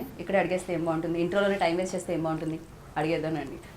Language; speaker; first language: Telugu; native; Telugu